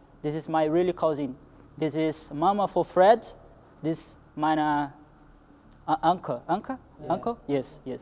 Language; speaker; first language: English; non-native, learner; Portuguese